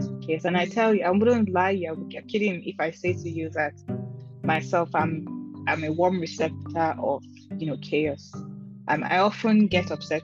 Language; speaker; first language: English; non-native, local second language; Igbo